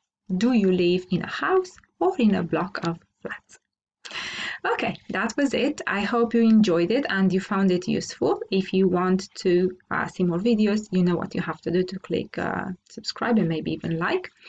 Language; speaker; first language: English; non-native, fluent; Romanian